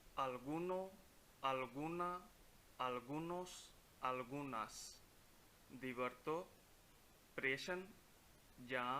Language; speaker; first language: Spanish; non-native, fluent; Punjabi